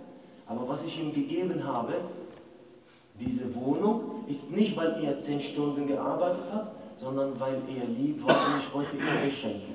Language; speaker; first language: German; non-native, fluent; Arabic